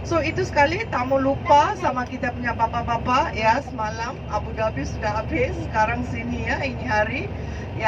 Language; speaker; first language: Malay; non-native, local second language; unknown